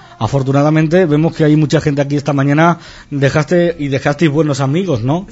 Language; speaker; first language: Spanish; native; Spanish